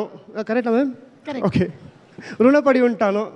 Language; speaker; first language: Telugu; non-native, learner; Kannada